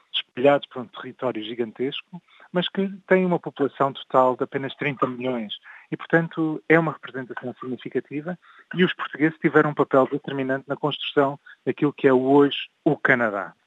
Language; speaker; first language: Portuguese; early bilingual, other home language; English